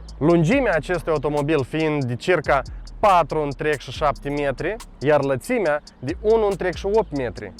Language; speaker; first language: Romanian; native; Romanian